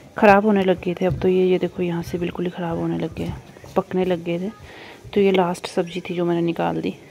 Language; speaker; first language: Hindi; non-native, local second language; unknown